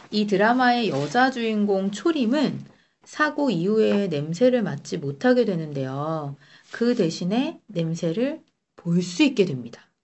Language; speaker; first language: Korean; native; Korean